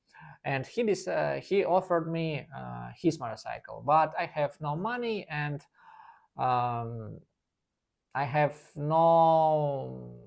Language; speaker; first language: English; non-native, learner; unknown